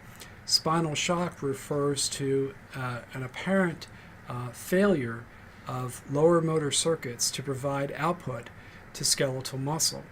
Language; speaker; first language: English; native; English